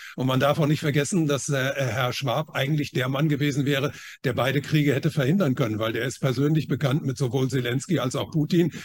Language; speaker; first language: German; non-native, fluent; Chinese